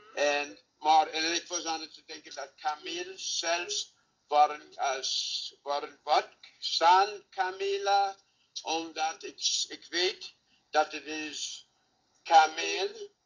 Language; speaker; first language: Dutch; non-native, learner; English